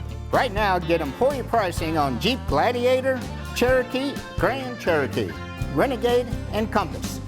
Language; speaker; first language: English; native; English